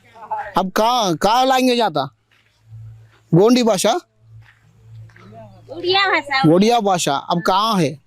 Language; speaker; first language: Hindi; non-native, local second language; Telugu